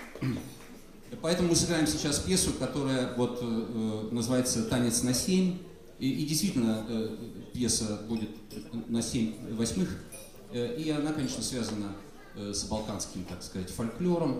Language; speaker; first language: Russian; native; Russian